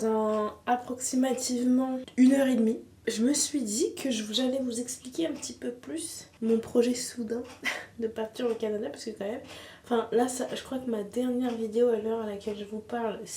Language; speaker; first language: French; native; French